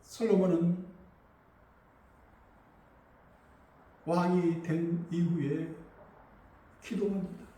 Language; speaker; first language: Korean; native; Korean